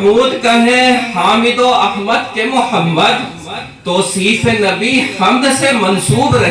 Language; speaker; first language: Urdu; native; Urdu